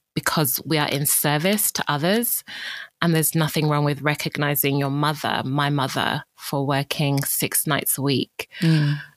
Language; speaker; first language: English; native; English